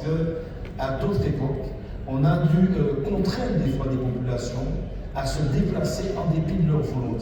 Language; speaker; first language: French; native; French